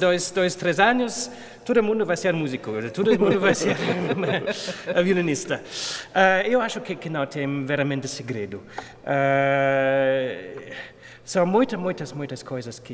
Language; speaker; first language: Portuguese; non-native, learner; German